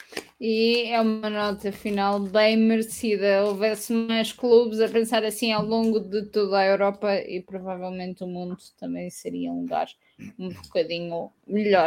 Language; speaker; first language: Portuguese; native; Portuguese